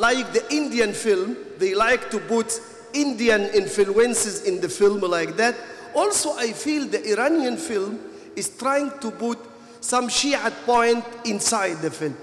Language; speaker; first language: English; non-native, fluent; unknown